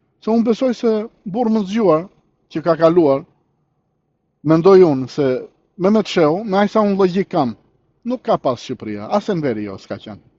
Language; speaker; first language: Albanian; early bilingual, heritage; Albanian